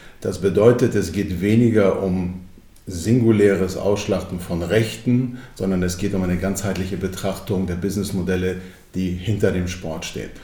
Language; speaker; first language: German; early bilingual, other home language; Croatian